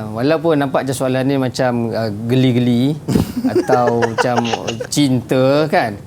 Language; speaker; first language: Malay; native; Malay